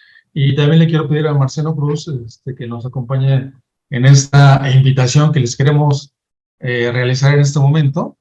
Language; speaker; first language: Spanish; native; Spanish